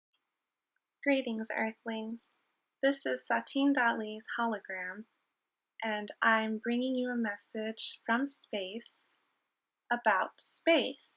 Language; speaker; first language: English; native; English